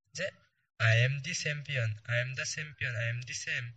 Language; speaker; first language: English; non-native, local second language; Assamese